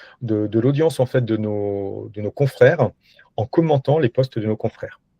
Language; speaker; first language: French; native; French